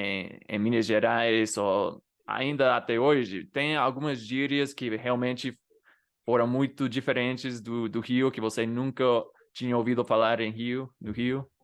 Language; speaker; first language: Portuguese; non-native, fluent; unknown